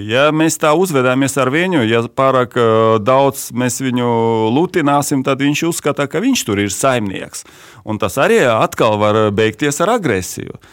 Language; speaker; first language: Latvian; non-native, local second language; Russian